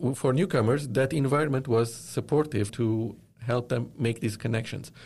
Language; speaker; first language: English; non-native, fluent; Arabic